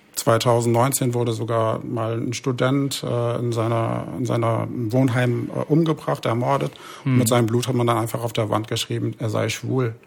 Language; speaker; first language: German; early bilingual, other home language; Arabic